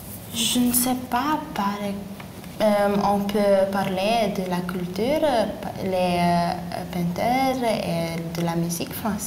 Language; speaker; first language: French; non-native, learner; Lithuanian